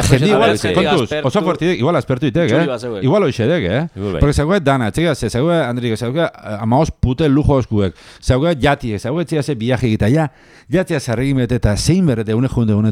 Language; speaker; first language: Basque; native; Basque